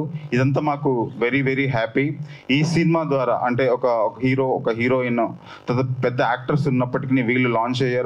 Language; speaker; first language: Telugu; native; Telugu